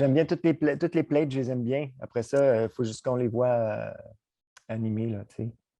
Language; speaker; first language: French; native; French